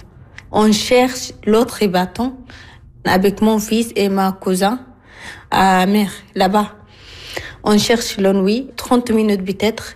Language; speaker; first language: French; non-native, learner; Arabic